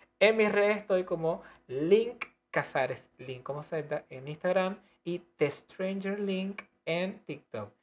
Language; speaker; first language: Spanish; native; Spanish